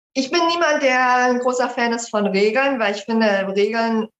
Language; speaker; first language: German; native; German